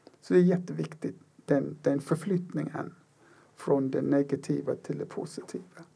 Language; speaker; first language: Swedish; non-native, fluent; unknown